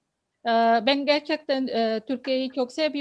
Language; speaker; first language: Turkish; non-native, fluent; Arabic